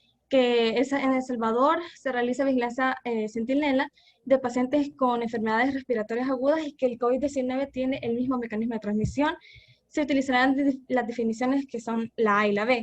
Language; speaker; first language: Spanish; native; Spanish